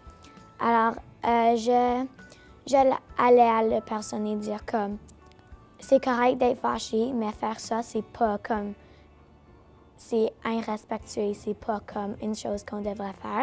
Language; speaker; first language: French; non-native, local second language; English